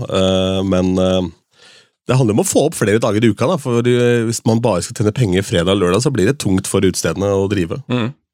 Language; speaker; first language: Norwegian; native; Norwegian